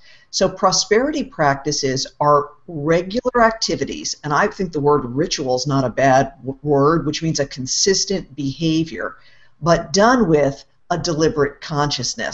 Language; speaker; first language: English; native; English